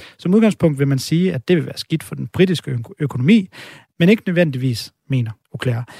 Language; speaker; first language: Danish; native; Danish